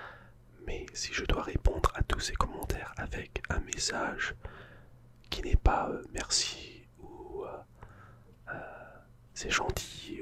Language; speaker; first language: French; non-native, fluent; English